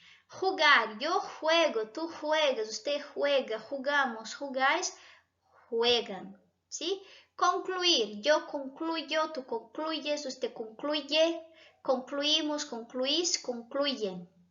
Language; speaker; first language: Spanish; non-native, fluent; Portuguese